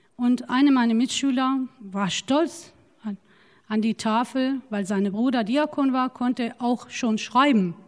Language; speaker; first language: German; non-native, fluent; Turoyo